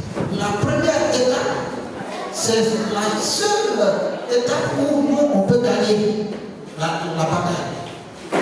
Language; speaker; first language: French; non-native, local second language; Wolof